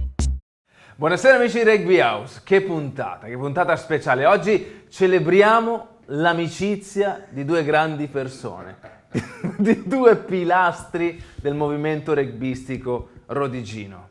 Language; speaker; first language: Italian; native; Italian